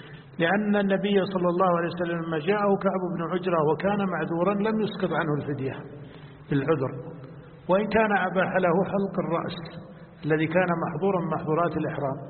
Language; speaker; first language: Arabic; native; Arabic